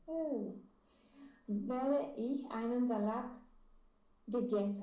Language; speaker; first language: German; non-native, learner; Romanian